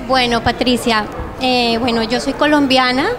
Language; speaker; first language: Spanish; native; Spanish